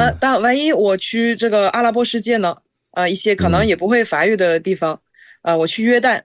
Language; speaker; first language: Chinese; non-native, fluent; French